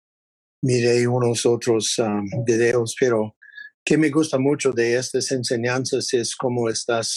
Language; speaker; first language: Spanish; non-native, fluent; English